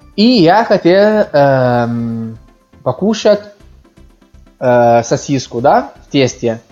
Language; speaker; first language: Russian; non-native, fluent; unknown